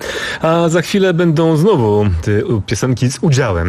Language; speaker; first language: Polish; native; Polish